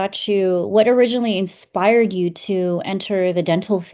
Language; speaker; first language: English; native; English